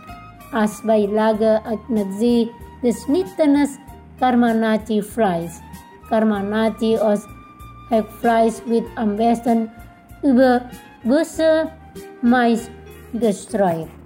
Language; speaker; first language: German; non-native, fluent; Indonesian